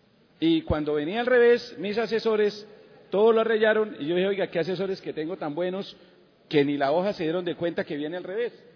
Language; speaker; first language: Spanish; native; Spanish